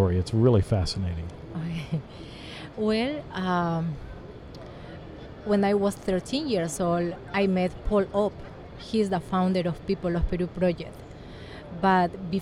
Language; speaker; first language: English; non-native, learner; Spanish